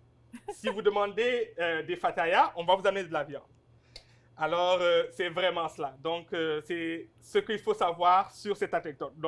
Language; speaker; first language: French; non-native, local second language; Wolof